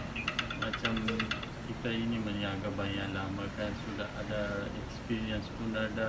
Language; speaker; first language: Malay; non-native, learner; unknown